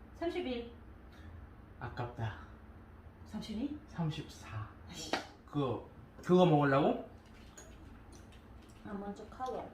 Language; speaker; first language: Korean; non-native, learner; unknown